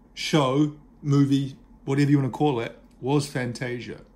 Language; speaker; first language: English; native; English